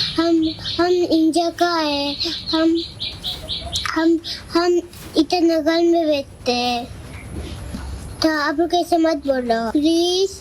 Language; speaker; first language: Hindi; non-native, local second language; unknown